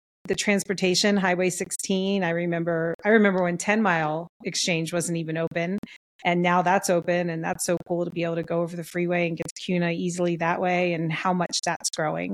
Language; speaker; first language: English; native; English